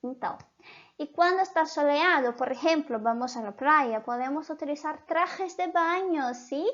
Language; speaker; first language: Spanish; non-native, fluent; Portuguese